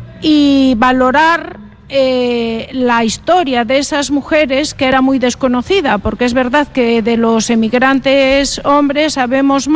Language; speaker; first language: Spanish; non-native, local second language; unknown